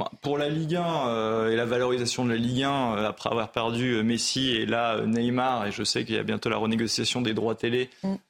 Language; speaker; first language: French; native; French